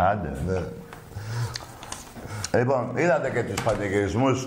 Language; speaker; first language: Greek; native; Greek